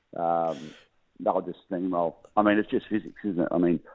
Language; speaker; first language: English; native; English